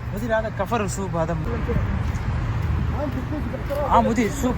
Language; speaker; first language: Arabic; non-native, learner; Tamil